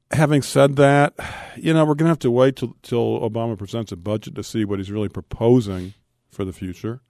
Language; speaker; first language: English; native; English